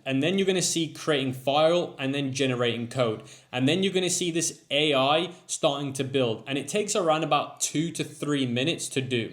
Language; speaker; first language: English; native; English